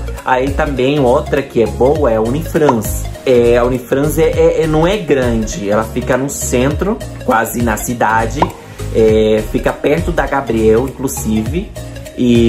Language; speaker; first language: Portuguese; non-native, fluent; Spanish